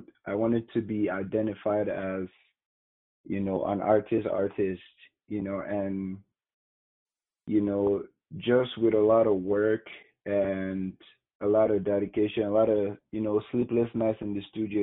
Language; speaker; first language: English; non-native, local second language; Igbo